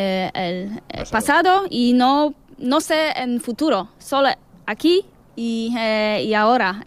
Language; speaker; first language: Spanish; non-native, learner; Polish